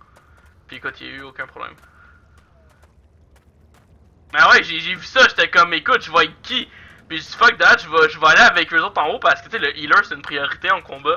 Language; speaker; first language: French; native; French